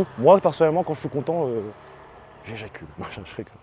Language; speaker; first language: French; native; French